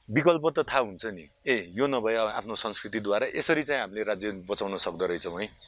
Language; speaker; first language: Nepali; native; Nepali